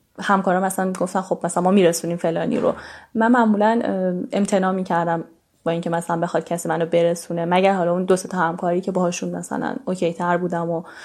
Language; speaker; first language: Persian; native; Persian